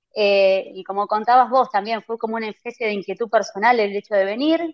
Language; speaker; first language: Spanish; native; Spanish